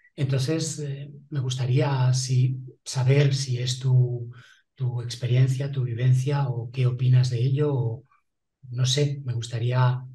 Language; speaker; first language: Spanish; non-native, local second language; Catalan